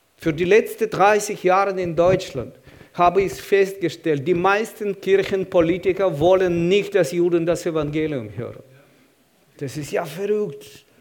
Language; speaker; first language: German; non-native, fluent; Russian